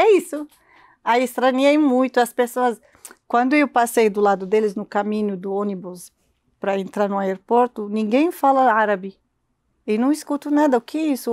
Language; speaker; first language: Portuguese; non-native, learner; Arabic